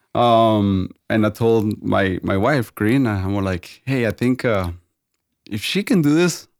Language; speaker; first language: English; non-native, fluent; Spanish